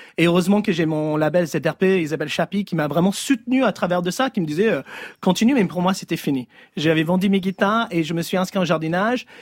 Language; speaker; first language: French; early bilingual, other home language; English